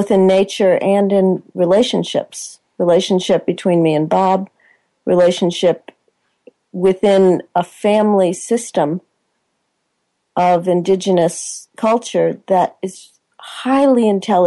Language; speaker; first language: English; native; English